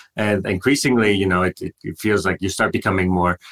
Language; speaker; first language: English; non-native, fluent; Spanish